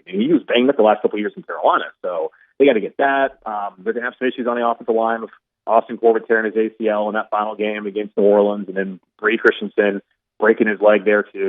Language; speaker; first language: English; native; English